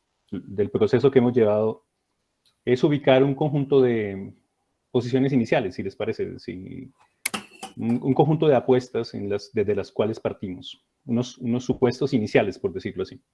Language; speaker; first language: Spanish; native; Spanish